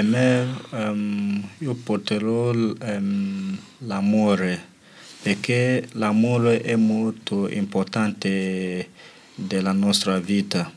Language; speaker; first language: Italian; non-native, learner; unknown